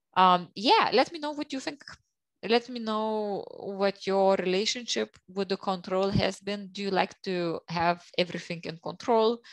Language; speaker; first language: English; non-native, fluent; Lithuanian